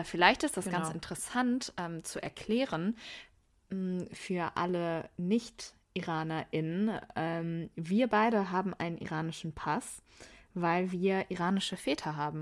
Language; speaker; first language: German; early bilingual, other home language; Persian